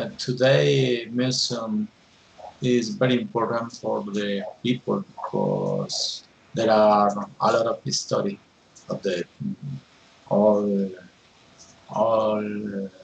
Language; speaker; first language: English; non-native, learner; Spanish